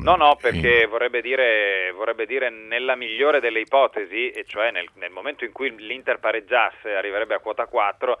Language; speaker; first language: Italian; native; Italian